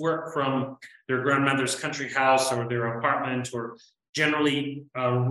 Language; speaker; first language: English; native; English